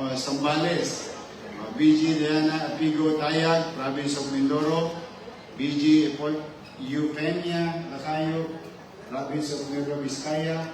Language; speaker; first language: Filipino; native; Filipino